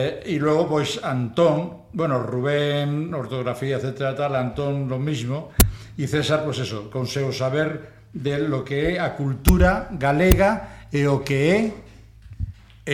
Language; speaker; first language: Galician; non-native, local second language; Spanish